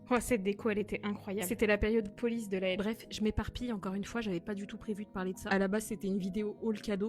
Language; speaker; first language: French; native; French